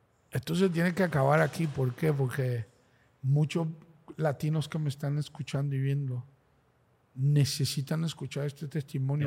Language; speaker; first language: Spanish; native; Spanish